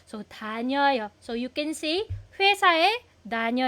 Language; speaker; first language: Korean; non-native, fluent; Filipino